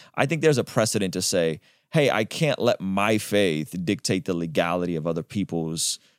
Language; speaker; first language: English; early bilingual, other home language; Armenian